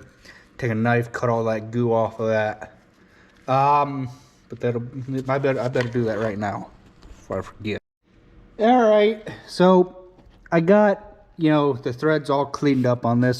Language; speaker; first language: English; native; English